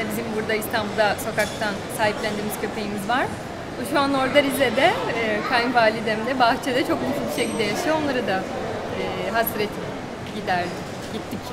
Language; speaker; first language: Turkish; non-native, fluent; Portuguese